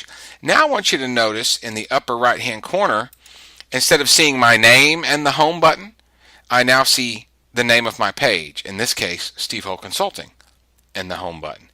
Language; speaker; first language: English; native; English